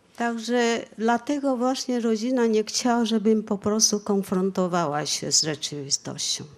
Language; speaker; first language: Polish; non-native, fluent; Vietnamese